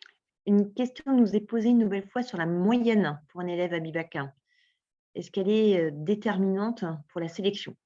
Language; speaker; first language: French; native; French